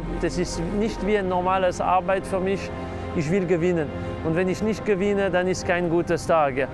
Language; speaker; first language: German; non-native, local second language; French